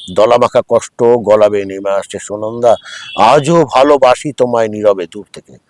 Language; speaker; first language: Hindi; non-native, local second language; Bangla